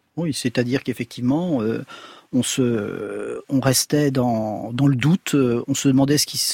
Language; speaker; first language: French; native; French